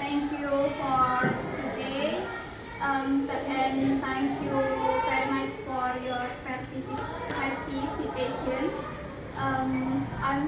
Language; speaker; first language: English; non-native, learner; Indonesian